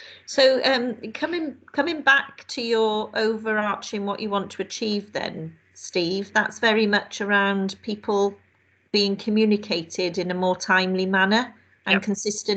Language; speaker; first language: English; native; English